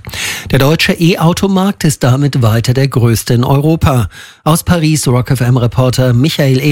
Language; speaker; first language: German; native; German